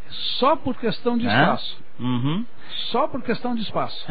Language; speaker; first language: Portuguese; native; Portuguese